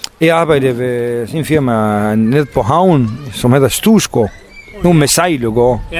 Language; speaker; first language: Danish; non-native, learner; Kurdish